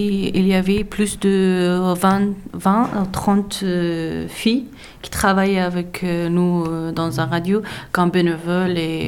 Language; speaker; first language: French; non-native, learner; Persian